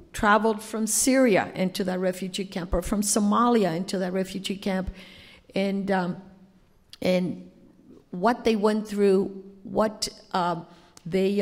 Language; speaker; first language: English; non-native, fluent; Spanish